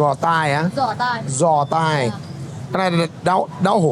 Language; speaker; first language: Vietnamese; non-native, learner; English